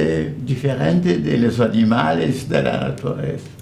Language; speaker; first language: Spanish; non-native, fluent; French